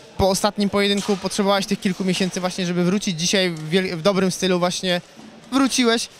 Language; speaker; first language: Polish; native; Polish